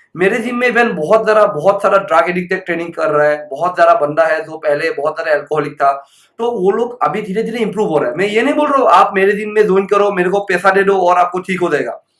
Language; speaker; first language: Hindi; non-native, local second language; Assamese